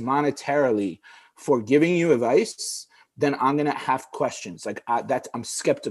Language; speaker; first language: English; early bilingual, other home language; Arabic